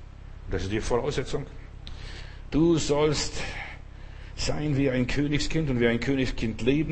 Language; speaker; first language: German; non-native, fluent; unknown